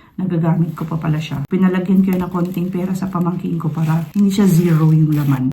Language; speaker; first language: Filipino; native; Filipino